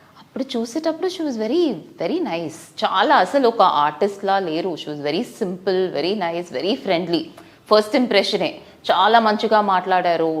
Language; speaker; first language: Telugu; non-native, fluent; Tamil